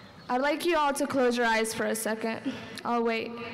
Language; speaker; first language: English; early bilingual, other home language; Spanish